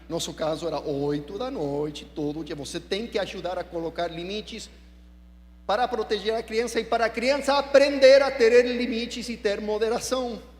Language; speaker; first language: Portuguese; non-native, fluent; English